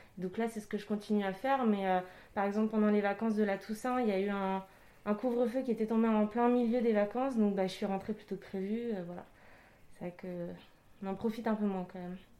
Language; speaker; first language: French; native; French